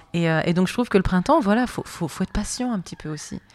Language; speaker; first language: French; native; French